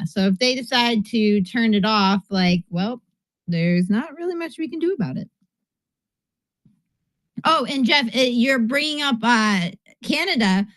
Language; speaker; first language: English; native; English